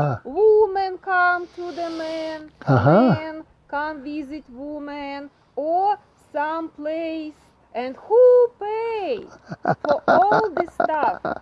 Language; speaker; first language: English; non-native, learner; Russian